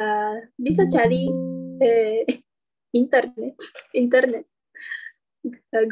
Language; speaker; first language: Indonesian; non-native, learner; Japanese